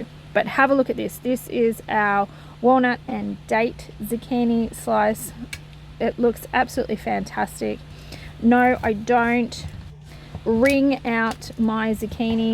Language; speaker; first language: English; native; English